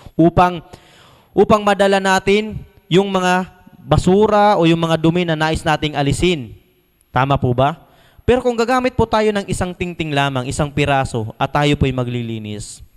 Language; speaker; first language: Filipino; non-native, local second language; Masbatenyo